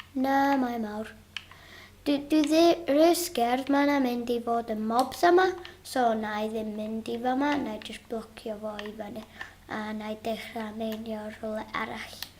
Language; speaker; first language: Welsh; non-native, local second language; English